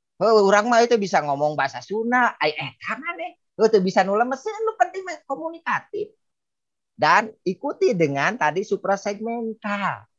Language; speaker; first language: Indonesian; non-native, local second language; Sundanese